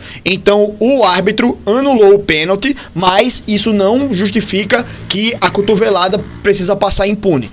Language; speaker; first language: Portuguese; native; Portuguese